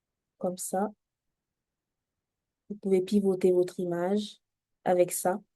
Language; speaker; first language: French; native; French